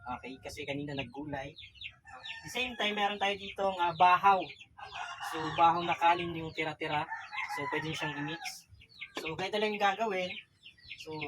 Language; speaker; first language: Filipino; non-native, local second language; Bikol